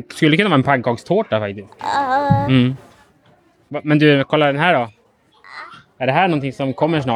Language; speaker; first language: Swedish; native; Swedish